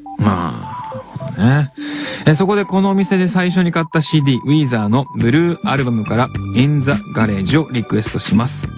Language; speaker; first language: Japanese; native; Japanese